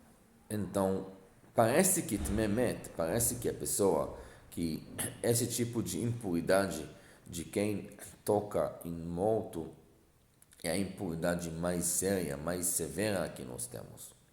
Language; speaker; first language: Portuguese; non-native, fluent; Hebrew